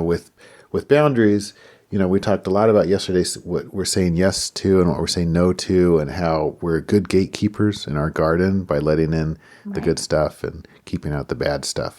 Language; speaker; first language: English; native; English